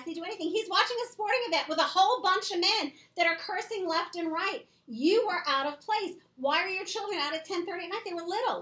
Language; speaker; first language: English; native; English